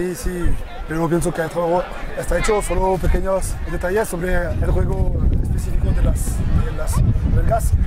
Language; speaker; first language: Spanish; non-native, learner; French